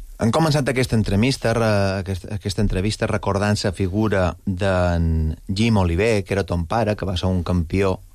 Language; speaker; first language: Catalan; native; Catalan